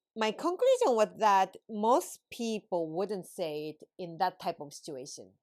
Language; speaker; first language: English; non-native, fluent; Japanese